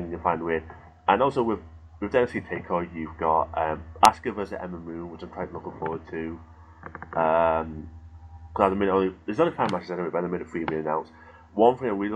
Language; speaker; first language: English; native; English